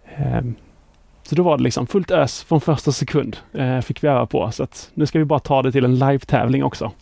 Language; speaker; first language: Swedish; native; Swedish